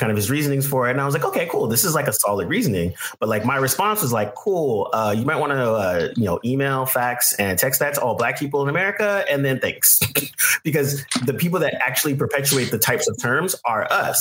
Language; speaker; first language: English; native; English